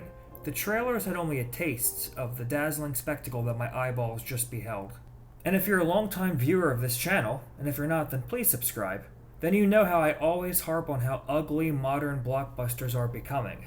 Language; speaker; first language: English; native; English